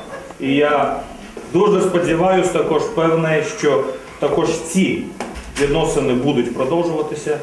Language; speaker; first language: Ukrainian; non-native, fluent; Latvian